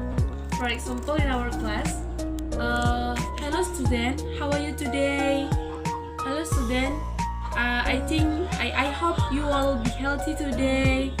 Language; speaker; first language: English; non-native, learner; Indonesian